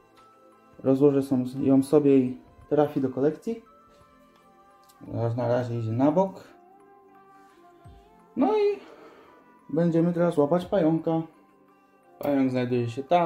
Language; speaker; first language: Polish; native; Polish